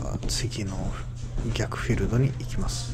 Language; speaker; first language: Japanese; non-native, learner; English